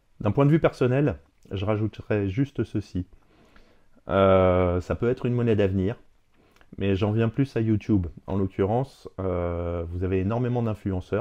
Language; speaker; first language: French; native; French